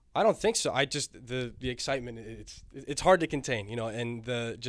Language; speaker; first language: English; native; English